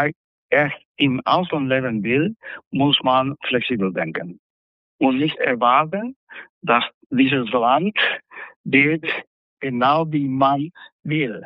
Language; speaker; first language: German; non-native, fluent; Spanish